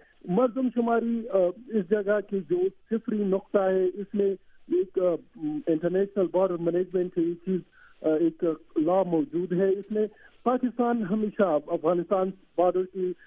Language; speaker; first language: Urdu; non-native, learner; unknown